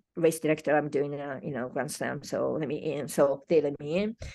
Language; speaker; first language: English; non-native, fluent; Japanese